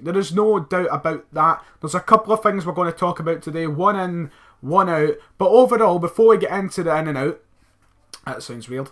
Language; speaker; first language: English; native; English